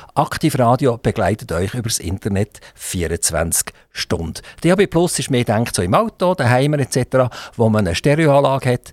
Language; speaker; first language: German; native; German